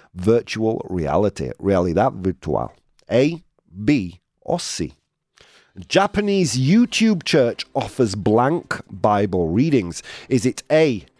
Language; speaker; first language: English; native; English